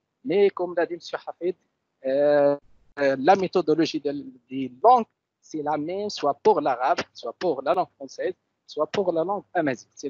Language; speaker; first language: French; non-native, local second language; Arabic